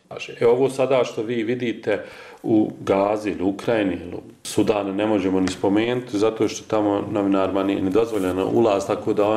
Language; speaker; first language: Croatian; native; Croatian